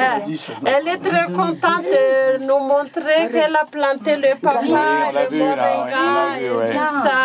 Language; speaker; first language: French; non-native, local second language; Malagasy